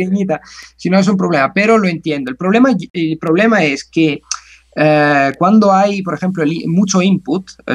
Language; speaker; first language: Spanish; non-native, fluent; Italian